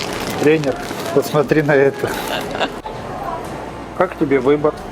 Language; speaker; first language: Russian; native; Russian